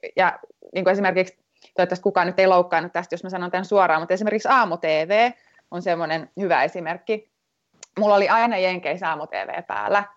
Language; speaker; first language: Finnish; native; Finnish